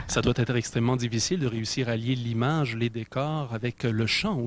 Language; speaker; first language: French; native; French